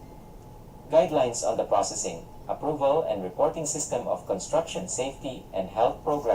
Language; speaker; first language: English; non-native, local second language; Cebuano